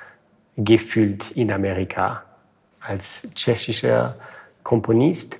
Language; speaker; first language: German; non-native, fluent; French